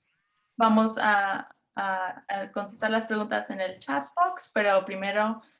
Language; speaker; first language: Spanish; non-native, fluent; English